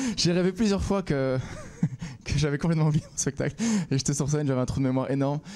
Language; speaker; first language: French; native; French